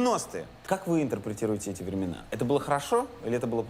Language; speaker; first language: Russian; native; Russian